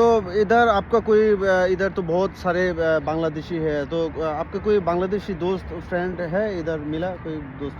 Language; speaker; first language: Hindi; non-native, learner; Bangla